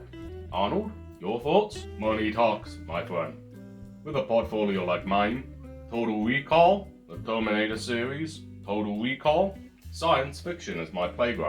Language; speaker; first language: English; native; English